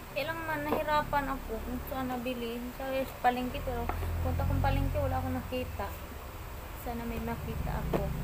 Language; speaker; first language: Filipino; non-native, local second language; Cebuano